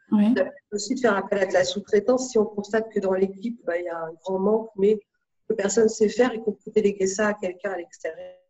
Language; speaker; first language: French; native; French